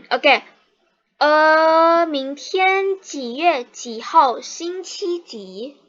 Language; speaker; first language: Chinese; non-native, fluent; Indonesian